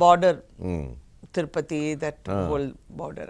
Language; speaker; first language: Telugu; non-native, local second language; Tamil